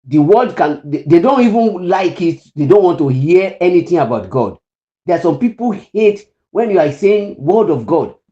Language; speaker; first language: English; non-native, local second language; Yoruba